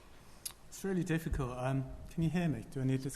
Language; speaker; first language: English; native; English